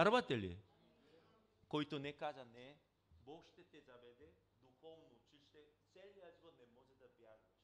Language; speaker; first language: Bulgarian; non-native, learner; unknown